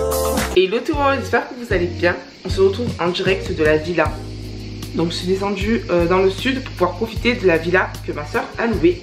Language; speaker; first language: French; native; French